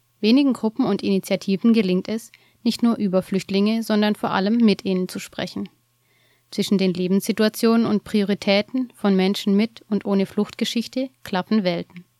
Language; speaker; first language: German; native; German